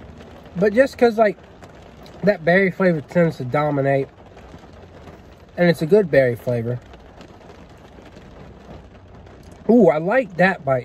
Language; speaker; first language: English; native; English